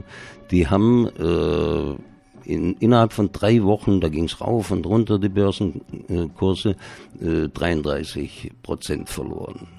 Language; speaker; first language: German; native; German